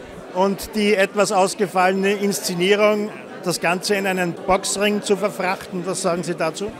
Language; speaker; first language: German; native; German